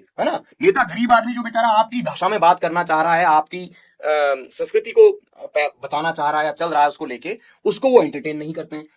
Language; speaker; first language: Hindi; non-native, local second language; Rajasthani